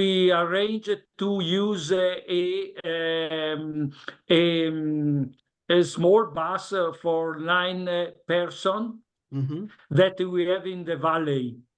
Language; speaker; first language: English; non-native, learner; Italian